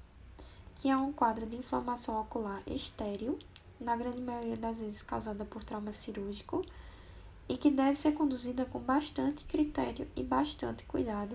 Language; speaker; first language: Portuguese; native; Portuguese